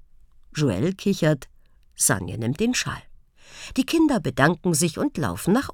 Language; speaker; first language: German; native; German